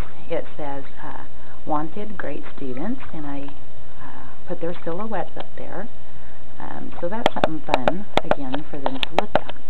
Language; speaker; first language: English; native; English